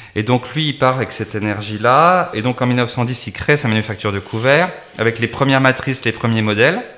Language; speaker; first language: French; native; French